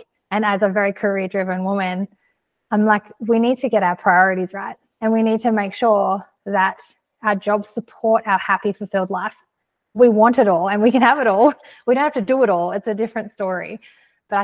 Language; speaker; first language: English; native; English